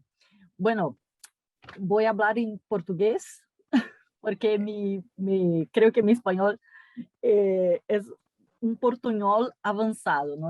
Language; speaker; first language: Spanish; non-native, learner; Portuguese